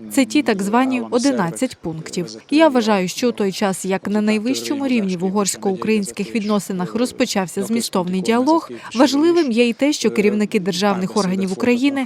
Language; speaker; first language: Ukrainian; native; Ukrainian